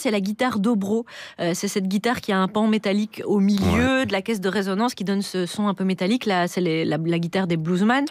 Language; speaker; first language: French; native; French